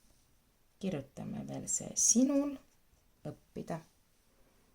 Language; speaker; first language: Estonian; non-native, local second language; Russian